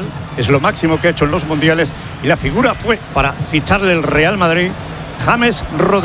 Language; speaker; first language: Spanish; native; Spanish